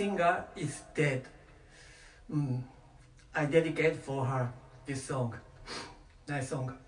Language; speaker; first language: English; non-native, learner; Japanese